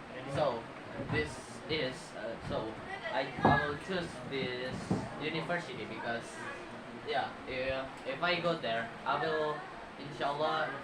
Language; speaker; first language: English; non-native, learner; Indonesian